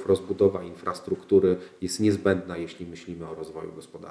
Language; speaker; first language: Polish; native; Polish